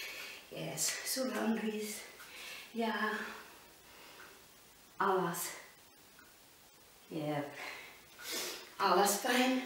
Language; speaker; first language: Finnish; non-native, learner; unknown